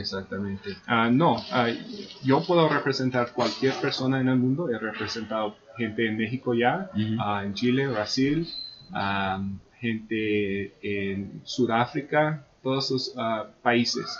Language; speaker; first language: Spanish; non-native, fluent; English